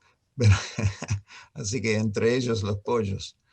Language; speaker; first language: Spanish; non-native, fluent; English